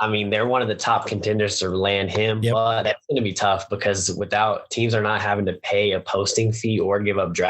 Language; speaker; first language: English; native; English